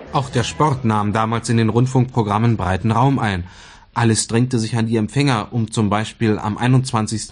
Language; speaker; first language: German; native; German